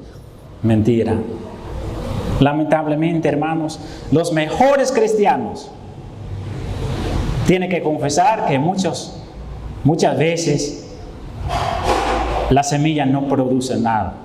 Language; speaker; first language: Spanish; non-native, fluent; Dutch